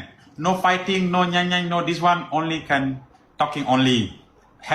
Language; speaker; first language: English; non-native, learner; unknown